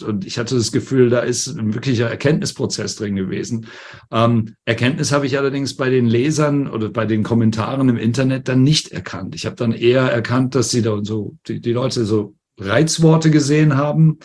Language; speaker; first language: German; native; German